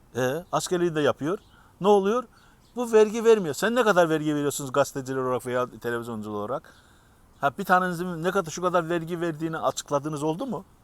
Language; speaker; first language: Turkish; native; Turkish